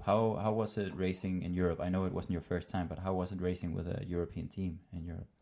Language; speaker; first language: English; non-native, fluent; Danish